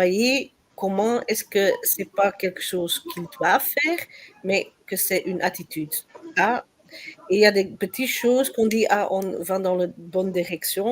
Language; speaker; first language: French; non-native, learner; Dutch